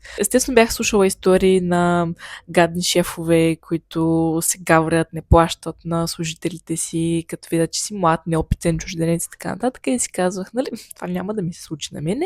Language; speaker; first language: Bulgarian; native; Bulgarian